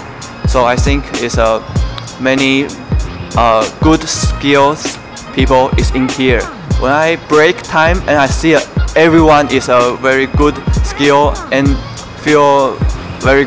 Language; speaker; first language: English; non-native, learner; Chinese